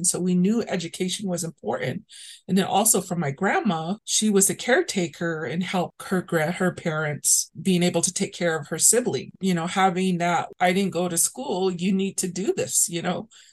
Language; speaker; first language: English; early bilingual, other home language; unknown